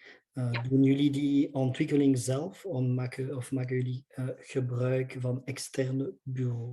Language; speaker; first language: Dutch; non-native, local second language; French